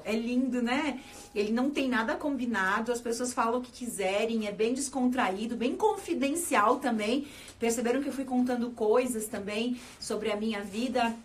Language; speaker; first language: Portuguese; native; Portuguese